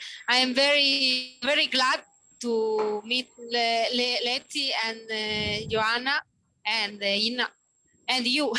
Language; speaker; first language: English; non-native, learner; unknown